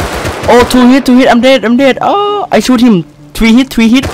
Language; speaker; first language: English; non-native, learner; Thai